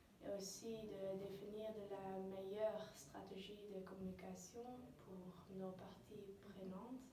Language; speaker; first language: French; non-native, learner; Dutch